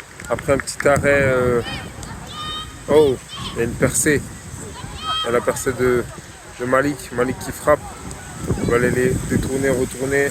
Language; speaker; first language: French; native; French